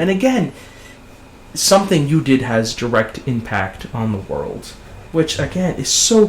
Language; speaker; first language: English; native; English